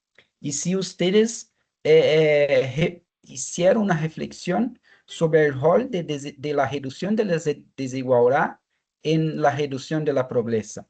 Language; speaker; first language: Spanish; non-native, fluent; Portuguese